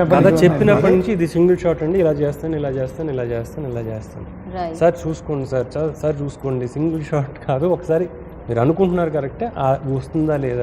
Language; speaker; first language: Telugu; native; Telugu